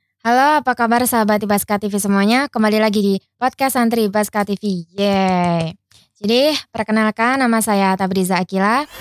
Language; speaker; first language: Indonesian; native; Indonesian